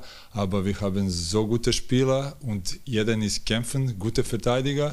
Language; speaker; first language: German; non-native, learner; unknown